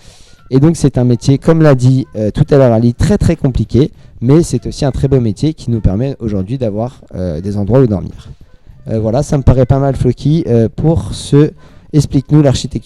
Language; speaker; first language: French; native; French